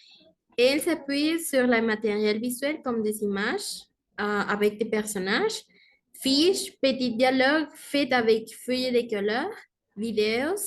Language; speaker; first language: French; non-native, learner; Spanish